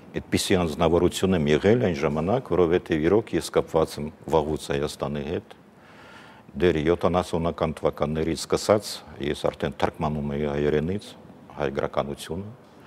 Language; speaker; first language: Armenian; non-native, fluent; Ukrainian